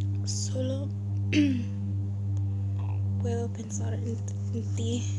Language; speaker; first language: Spanish; non-native, learner; English